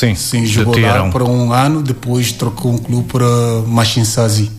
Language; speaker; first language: Portuguese; non-native, learner; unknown